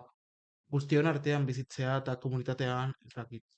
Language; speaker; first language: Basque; non-native, local second language; Spanish